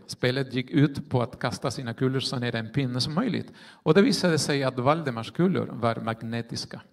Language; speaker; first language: Swedish; non-native, fluent; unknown